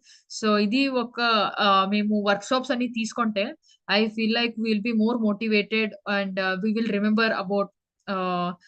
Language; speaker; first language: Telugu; early bilingual, heritage; Telugu